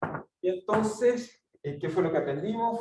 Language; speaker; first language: Spanish; native; Spanish